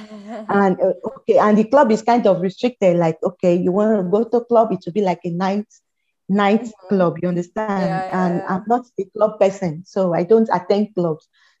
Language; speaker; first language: English; non-native, local second language; Yoruba